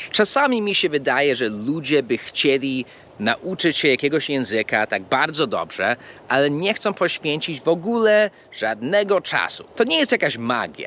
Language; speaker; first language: Polish; early bilingual, heritage; English